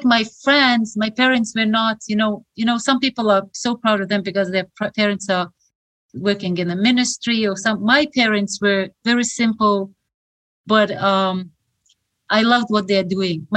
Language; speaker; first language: English; non-native, fluent; Shughni